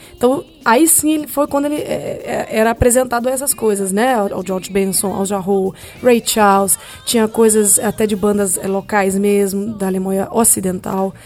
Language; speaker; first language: Portuguese; early bilingual, heritage; Portuguese